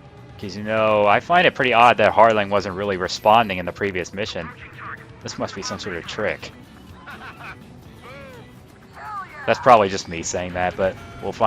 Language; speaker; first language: English; native; English